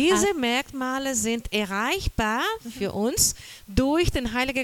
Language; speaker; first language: German; non-native, fluent; Portuguese